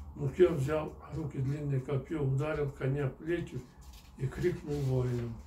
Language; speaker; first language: Russian; non-native, local second language; Kyrgyz